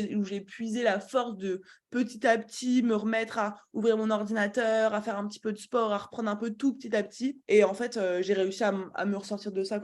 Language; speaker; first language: French; native; French